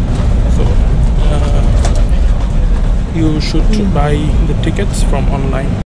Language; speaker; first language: English; non-native, learner; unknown